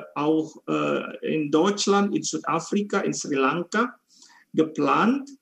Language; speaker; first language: German; non-native, fluent; Indonesian